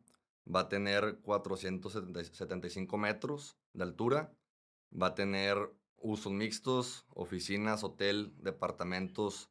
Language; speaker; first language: Spanish; native; Spanish